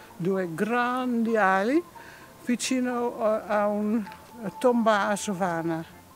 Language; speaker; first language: Italian; non-native, learner; Dutch